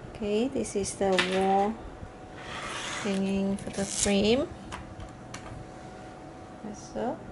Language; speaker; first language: English; non-native, learner; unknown